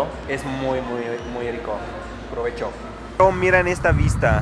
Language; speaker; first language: Spanish; non-native, fluent; Arabic